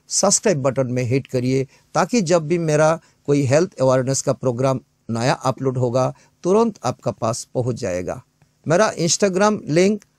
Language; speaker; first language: Hindi; non-native, local second language; Bangla